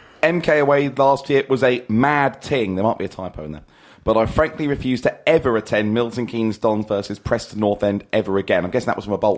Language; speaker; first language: English; native; English